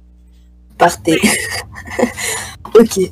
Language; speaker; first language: French; native; French